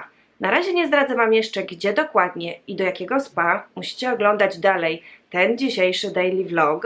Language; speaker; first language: Polish; native; Polish